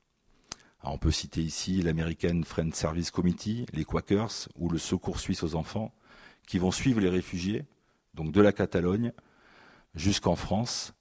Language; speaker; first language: French; native; French